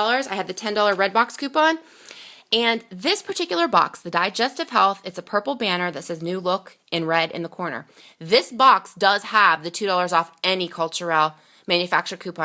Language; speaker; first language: English; native; English